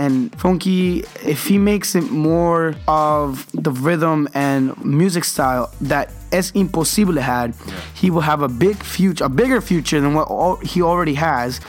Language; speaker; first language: English; early bilingual, other home language; Spanish